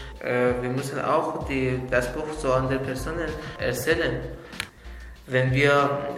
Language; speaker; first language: German; non-native, learner; Azerbaijani